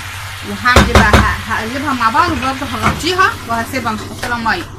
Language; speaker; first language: Arabic; native; Arabic